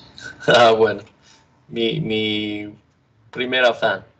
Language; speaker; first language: Spanish; non-native, learner; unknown